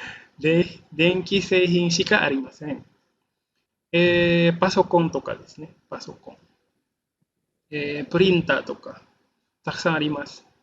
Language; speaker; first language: Japanese; non-native, fluent; Indonesian